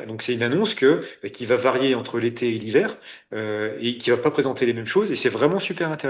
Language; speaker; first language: French; native; French